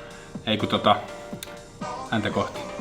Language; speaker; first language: Finnish; native; Finnish